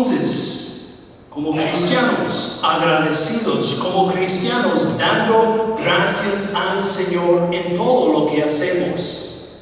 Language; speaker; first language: Spanish; non-native, fluent; English